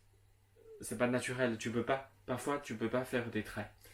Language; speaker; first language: French; non-native, local second language; Chinese